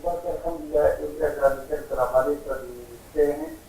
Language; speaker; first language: Portuguese; non-native, local second language; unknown